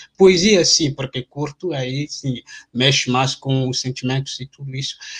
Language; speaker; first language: Portuguese; non-native, fluent; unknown